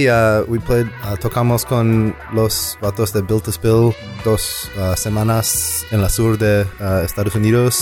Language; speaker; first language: Spanish; non-native, learner; English